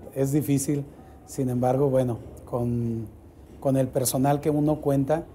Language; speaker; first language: Spanish; native; Spanish